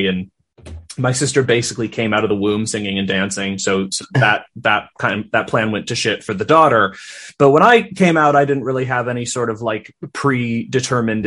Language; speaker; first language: English; native; English